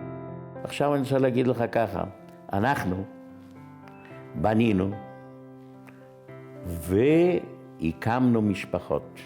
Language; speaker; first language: Hebrew; non-native, fluent; Yiddish